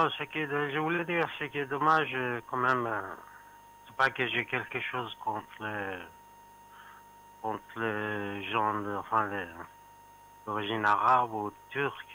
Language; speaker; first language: French; non-native, fluent; Persian